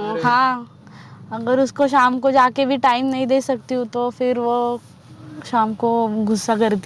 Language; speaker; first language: Hindi; non-native, local second language; Marathi